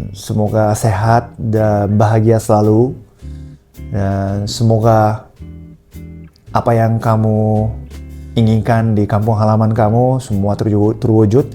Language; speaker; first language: Indonesian; non-native, fluent; Japanese